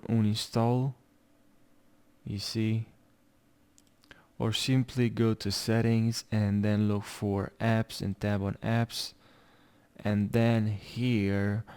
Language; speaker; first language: English; non-native, fluent; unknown